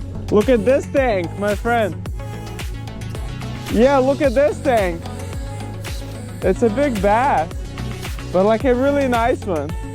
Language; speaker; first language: English; non-native, fluent; Ukrainian